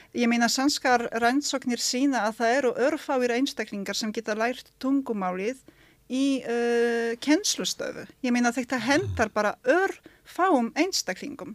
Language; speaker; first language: Icelandic; non-native, fluent; Polish